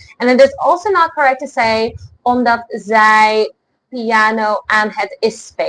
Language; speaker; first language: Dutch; non-native, fluent; English